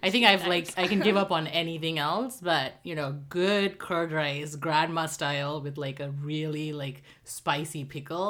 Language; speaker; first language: English; non-native, local second language; Tamil